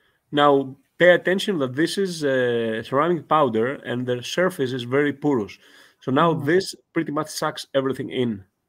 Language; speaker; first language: English; non-native, fluent; Greek